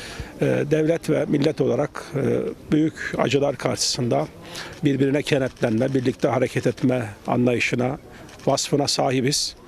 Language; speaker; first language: Turkish; native; Turkish